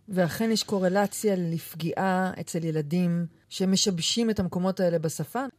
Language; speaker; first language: Hebrew; native; Hebrew